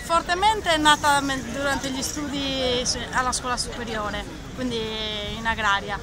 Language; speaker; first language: Italian; native; Italian